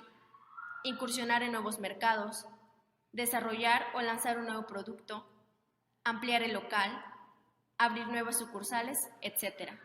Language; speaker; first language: Spanish; native; Spanish